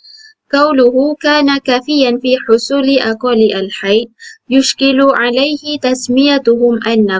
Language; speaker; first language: Arabic; non-native, learner; Malay